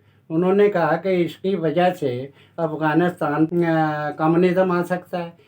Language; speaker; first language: Urdu; non-native, local second language; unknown